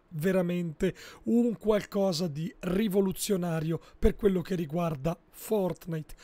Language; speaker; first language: Italian; native; Italian